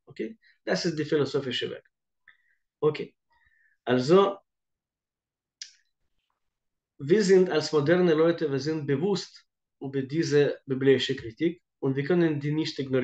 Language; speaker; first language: German; non-native, fluent; Russian